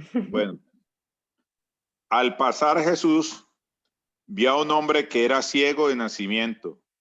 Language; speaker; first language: Spanish; native; Spanish